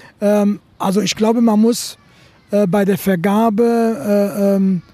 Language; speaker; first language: German; non-native, fluent; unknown